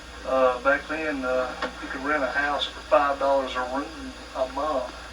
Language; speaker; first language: English; native; English